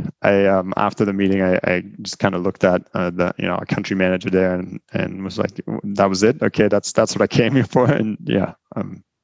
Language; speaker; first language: English; non-native, fluent; German